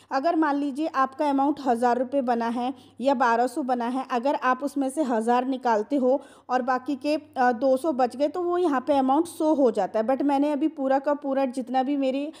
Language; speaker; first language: Hindi; non-native, local second language; Marathi